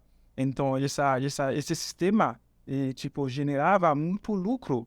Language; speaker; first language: Portuguese; non-native, fluent; Haitian Creole